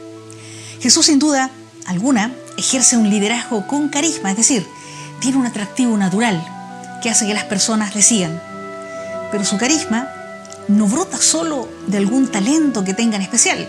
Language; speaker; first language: Spanish; native; Spanish